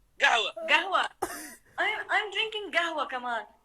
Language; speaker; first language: English; non-native, fluent; Somali